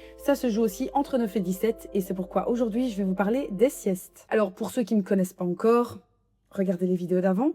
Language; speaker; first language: French; native; French